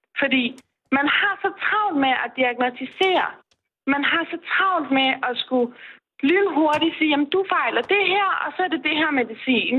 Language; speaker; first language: Danish; non-native, fluent; Persian